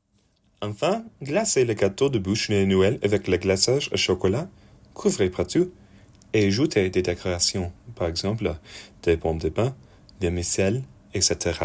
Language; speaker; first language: French; non-native, learner; English